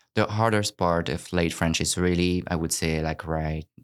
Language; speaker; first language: English; non-native, fluent; French